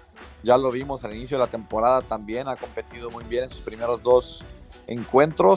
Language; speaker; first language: Spanish; native; Spanish